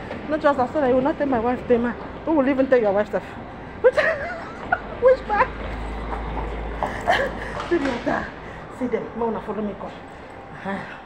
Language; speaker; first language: English; non-native, local second language; Ibibio